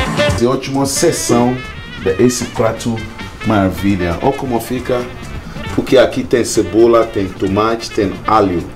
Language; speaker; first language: Portuguese; non-native, learner; Akan